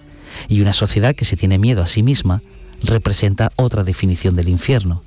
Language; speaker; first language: Spanish; native; Spanish